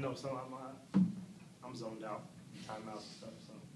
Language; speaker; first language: English; native; English